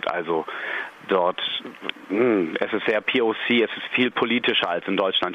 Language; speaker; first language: German; native; German